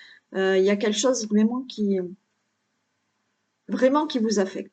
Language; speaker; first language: French; native; French